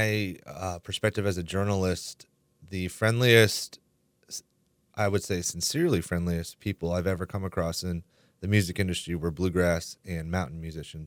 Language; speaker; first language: English; native; English